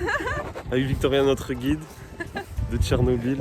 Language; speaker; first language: French; native; French